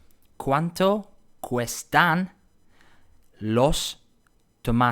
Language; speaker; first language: Spanish; non-native, learner; English